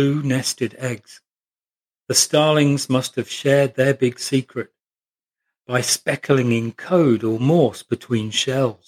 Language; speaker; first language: English; native; English